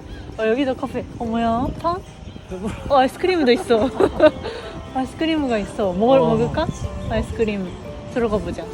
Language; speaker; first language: Korean; non-native, fluent; Japanese